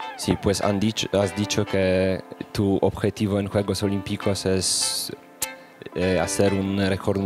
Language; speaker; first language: Spanish; non-native, learner; Polish